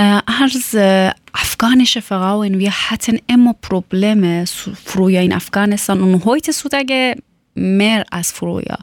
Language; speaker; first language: German; non-native, learner; Persian